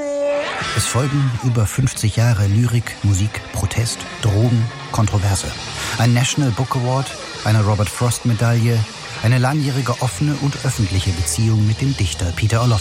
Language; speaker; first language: German; native; German